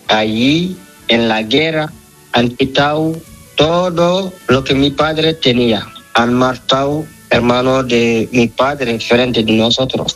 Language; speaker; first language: Spanish; non-native, learner; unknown